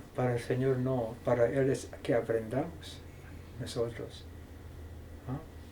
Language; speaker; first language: Spanish; non-native, fluent; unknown